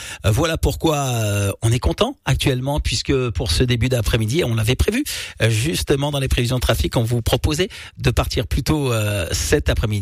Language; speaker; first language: French; native; French